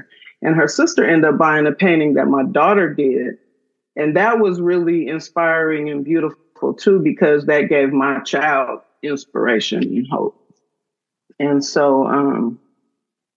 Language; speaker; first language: English; native; English